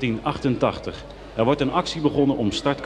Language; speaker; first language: Dutch; native; Dutch